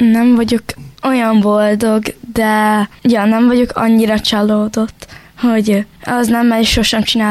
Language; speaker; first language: Hungarian; early bilingual, heritage; Hungarian